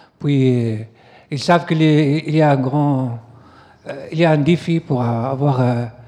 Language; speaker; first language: French; non-native, learner; Arabic